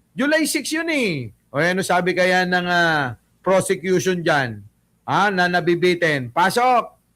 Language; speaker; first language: Filipino; non-native, local second language; Iloko